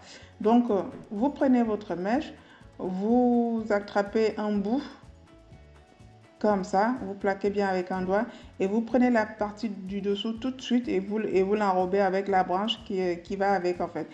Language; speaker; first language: French; native; French